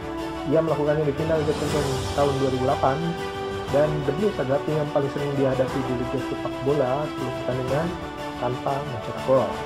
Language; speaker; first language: Indonesian; native; Indonesian